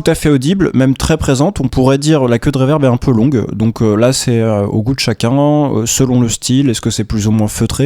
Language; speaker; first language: French; native; French